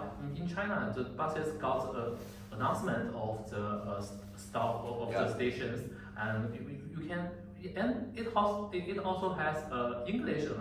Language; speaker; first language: English; non-native, learner; Chinese